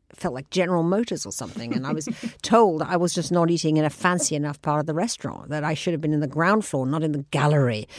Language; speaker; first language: English; native; English